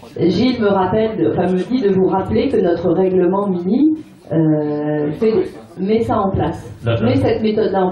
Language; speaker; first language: French; native; French